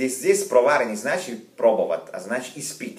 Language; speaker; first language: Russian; native; Russian